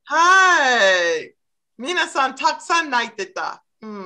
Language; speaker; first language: Japanese; non-native, learner; English